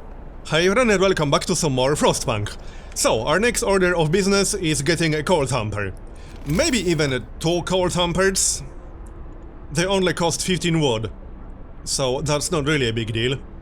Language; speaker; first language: English; native; English